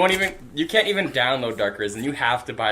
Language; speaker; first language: English; native; English